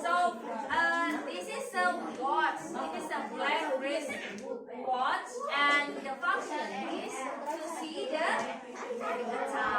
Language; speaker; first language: English; non-native, learner; Indonesian